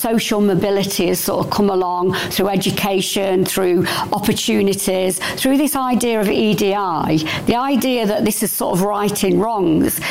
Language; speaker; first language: English; native; English